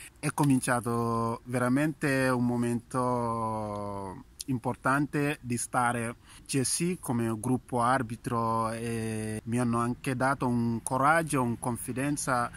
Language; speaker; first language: Italian; non-native, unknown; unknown